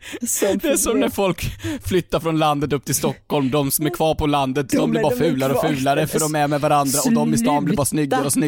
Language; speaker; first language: Swedish; native; Swedish